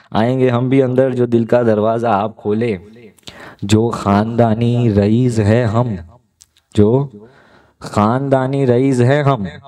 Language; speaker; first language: Hindi; non-native, local second language; Gujarati